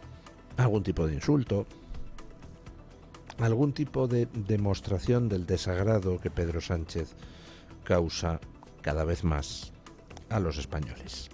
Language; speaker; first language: Spanish; native; Spanish